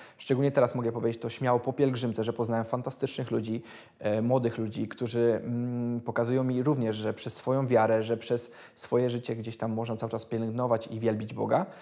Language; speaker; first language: Polish; native; Polish